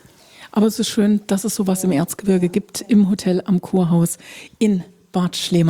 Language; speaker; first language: German; native; German